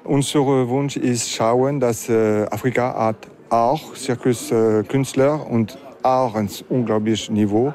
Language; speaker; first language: German; non-native, learner; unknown